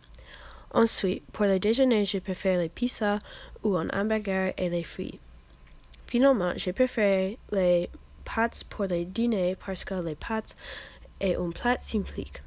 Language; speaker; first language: French; non-native, learner; English